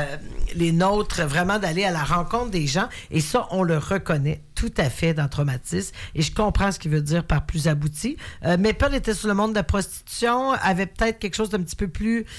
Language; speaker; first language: French; native; French